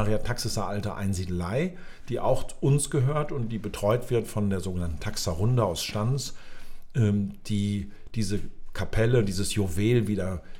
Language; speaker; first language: German; native; German